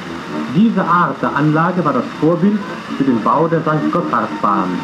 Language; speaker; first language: German; native; German